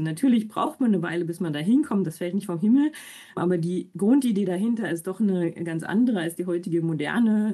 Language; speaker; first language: German; native; German